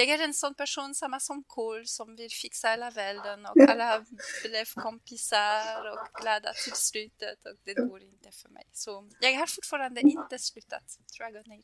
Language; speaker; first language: Swedish; non-native, fluent; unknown